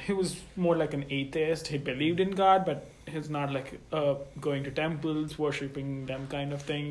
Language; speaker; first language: English; non-native, local second language; Telugu